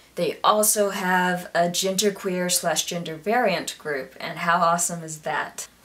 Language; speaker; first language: English; native; English